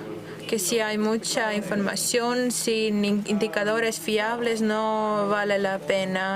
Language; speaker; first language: Spanish; non-native, fluent; Dutch